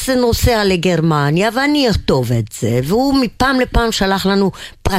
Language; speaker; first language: Hebrew; non-native, local second language; German